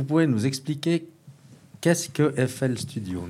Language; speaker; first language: French; native; French